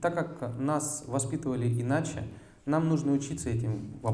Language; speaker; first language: Russian; native; Russian